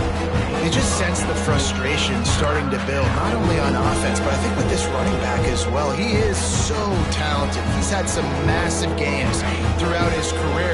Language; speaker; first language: English; native; English